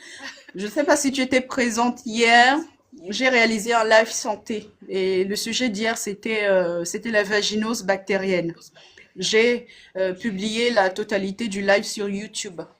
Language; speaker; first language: French; native; French